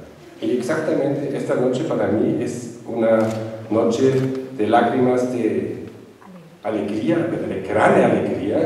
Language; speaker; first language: Spanish; non-native, fluent; German